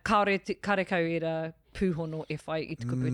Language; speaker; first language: Māori; non-native, local second language; English